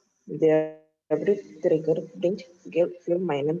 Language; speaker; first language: German; non-native, learner; Indonesian